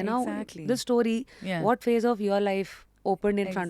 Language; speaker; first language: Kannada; native; Kannada